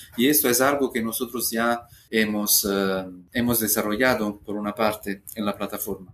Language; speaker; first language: Spanish; non-native, fluent; Italian